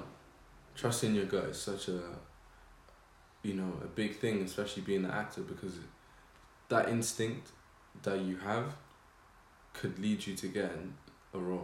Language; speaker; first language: English; native; English